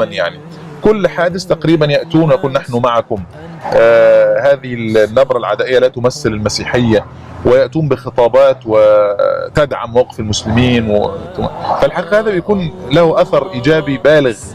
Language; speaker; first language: Arabic; native; Arabic